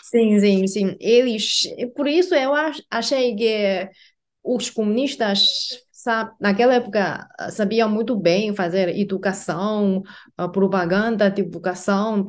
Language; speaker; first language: Portuguese; non-native, fluent; Chinese